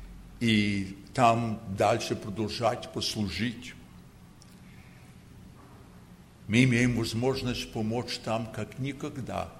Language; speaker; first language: Russian; early bilingual, heritage; Russian